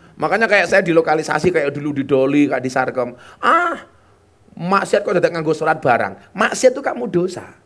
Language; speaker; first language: Indonesian; non-native, local second language; Javanese